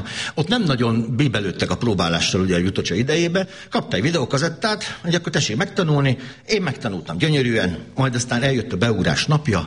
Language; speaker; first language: Hungarian; native; Hungarian